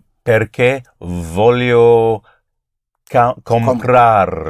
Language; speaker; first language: Italian; non-native, learner; English